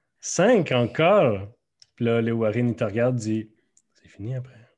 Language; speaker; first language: French; native; French